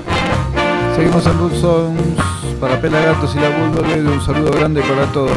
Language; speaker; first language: Spanish; native; Spanish